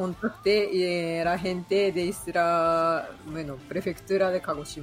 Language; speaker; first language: Spanish; non-native, learner; Japanese